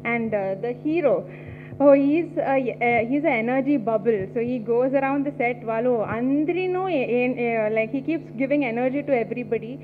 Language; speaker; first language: Telugu; non-native, learner; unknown